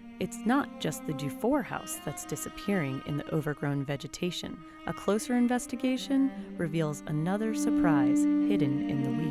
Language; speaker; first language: English; native; English